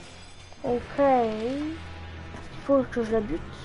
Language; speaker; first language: French; native; French